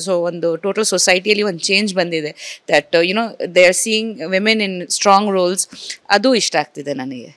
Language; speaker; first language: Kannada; non-native, fluent; Bangla